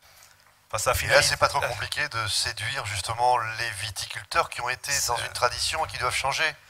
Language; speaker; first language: French; native; French